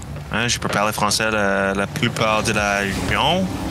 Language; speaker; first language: French; early bilingual, other home language; English